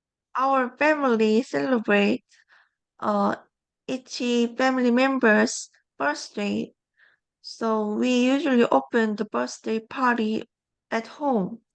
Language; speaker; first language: English; non-native, learner; Korean